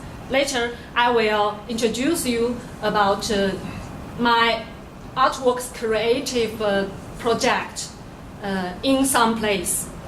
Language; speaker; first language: English; non-native, learner; Chinese